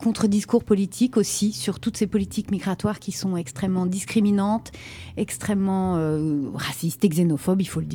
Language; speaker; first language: French; native; French